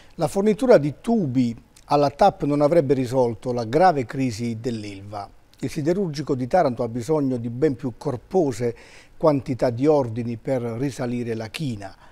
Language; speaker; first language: Italian; native; Italian